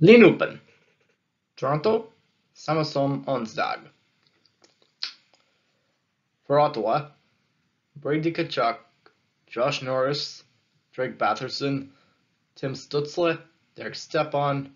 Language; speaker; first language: Swedish; non-native, learner; English